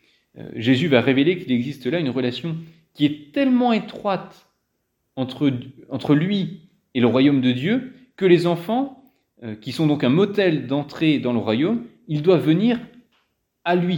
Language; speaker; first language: French; native; French